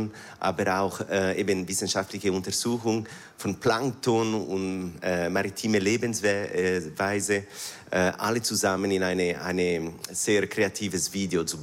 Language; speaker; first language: German; non-native, fluent; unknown